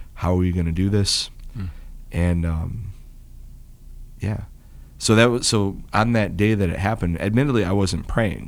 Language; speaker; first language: English; native; English